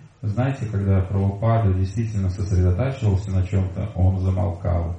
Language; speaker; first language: Russian; native; Russian